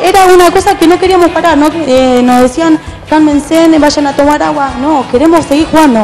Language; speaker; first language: Spanish; native; Spanish